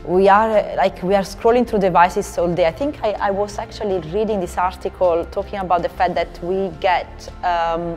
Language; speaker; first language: English; non-native, fluent; Italian